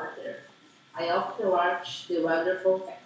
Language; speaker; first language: English; non-native, learner; Portuguese